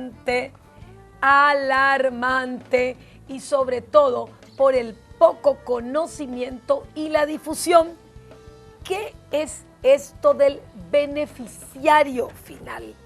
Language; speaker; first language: Spanish; native; Spanish